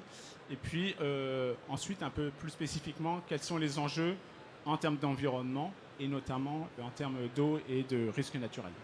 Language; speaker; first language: French; native; French